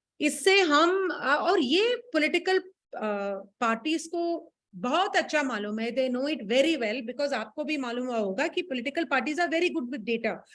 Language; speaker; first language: Hindi; non-native, local second language; Tamil